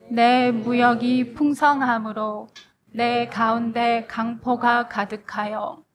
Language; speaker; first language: Korean; native; Korean